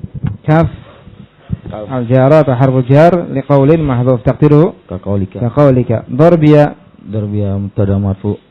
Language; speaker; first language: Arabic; non-native, fluent; Indonesian